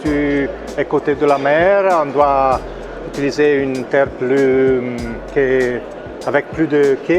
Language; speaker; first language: French; non-native, local second language; Italian